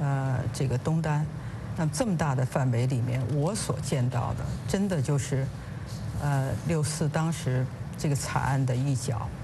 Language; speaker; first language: Chinese; native; Chinese